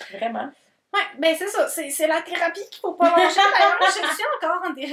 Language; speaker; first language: French; native; French